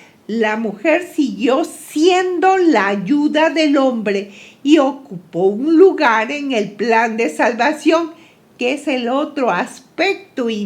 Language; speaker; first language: Spanish; native; Spanish